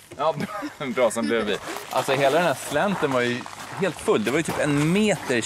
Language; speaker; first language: Swedish; native; Swedish